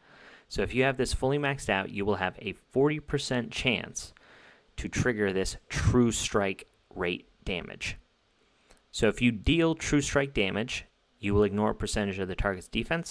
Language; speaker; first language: English; native; English